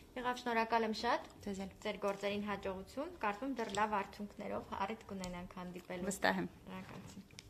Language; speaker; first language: Armenian; native; Armenian